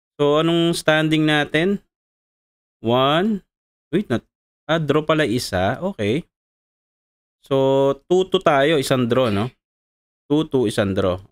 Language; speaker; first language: Filipino; native; Filipino